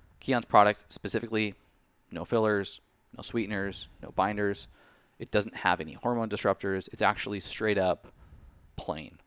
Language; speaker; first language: English; native; English